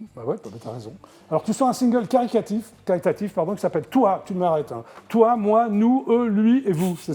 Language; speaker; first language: French; native; French